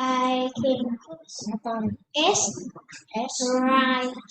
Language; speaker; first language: English; non-native, learner; Vietnamese